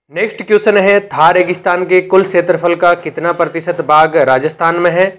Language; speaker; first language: Hindi; native; Hindi